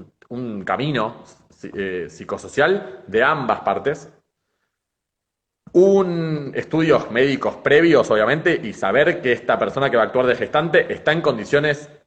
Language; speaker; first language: Spanish; native; Spanish